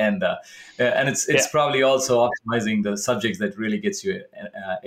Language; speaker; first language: English; non-native, local second language; Tamil